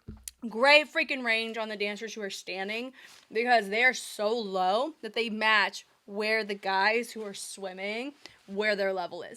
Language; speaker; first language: English; native; English